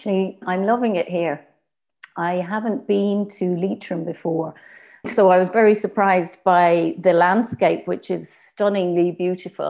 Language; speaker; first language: English; native; English